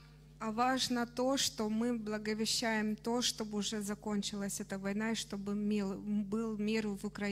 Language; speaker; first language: Russian; non-native, fluent; Romanian